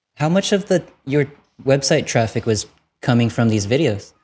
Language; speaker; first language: English; early bilingual, other home language; Vietnamese